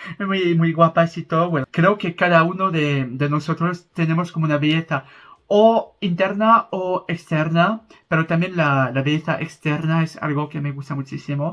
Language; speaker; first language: Spanish; non-native, fluent; French